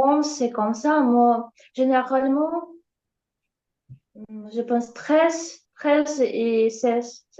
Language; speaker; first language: French; non-native, learner; Ukrainian